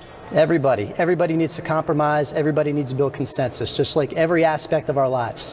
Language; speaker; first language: English; native; English